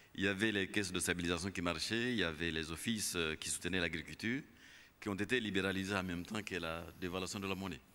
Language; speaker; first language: French; non-native, local second language; Kinyarwanda